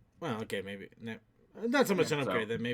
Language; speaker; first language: English; native; English